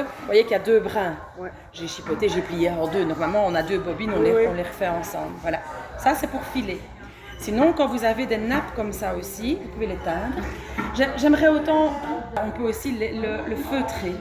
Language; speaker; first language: French; native; French